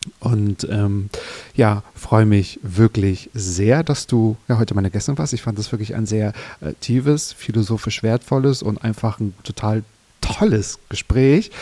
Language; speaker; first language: German; native; German